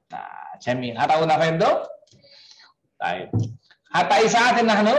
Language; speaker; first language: Arabic; non-native, fluent; Indonesian